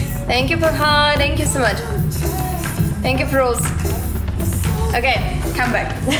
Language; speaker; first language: English; non-native, learner; Russian